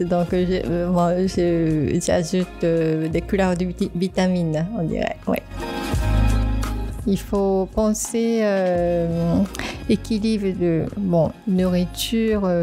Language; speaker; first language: French; non-native, fluent; Japanese